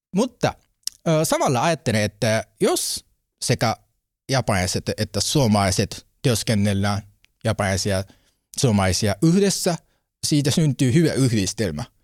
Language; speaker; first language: Finnish; non-native, learner; Japanese